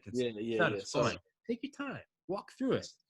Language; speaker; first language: English; native; English